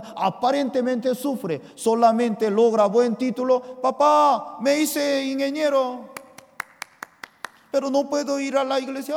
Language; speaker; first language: Spanish; non-native, fluent; Korean